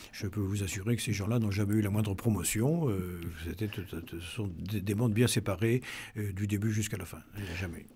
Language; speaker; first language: French; native; French